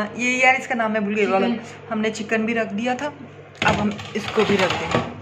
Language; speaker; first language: Urdu; non-native, local second language; Baluchi